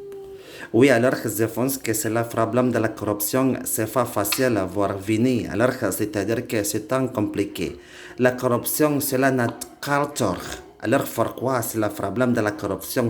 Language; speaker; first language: French; non-native, learner; Indonesian